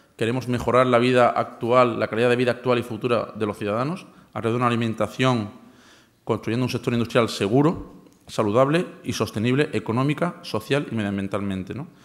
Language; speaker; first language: Spanish; native; Spanish